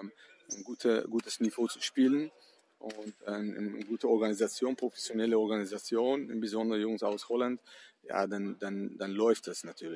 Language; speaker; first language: German; non-native, fluent; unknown